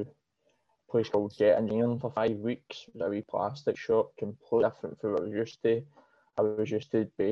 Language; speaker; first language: English; native; English